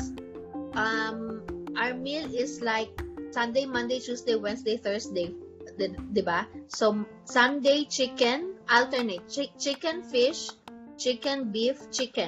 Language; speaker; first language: English; non-native, local second language; Filipino